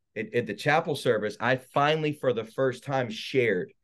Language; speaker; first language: English; native; English